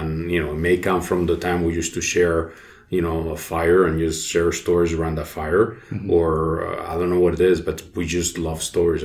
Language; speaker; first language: English; non-native, fluent; Spanish